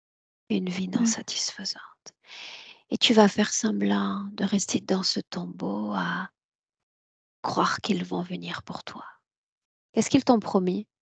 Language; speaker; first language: French; native; French